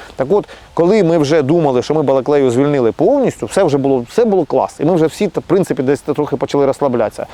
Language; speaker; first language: Ukrainian; native; Ukrainian